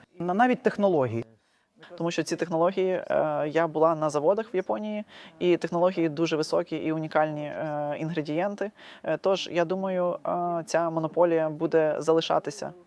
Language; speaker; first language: Ukrainian; native; Ukrainian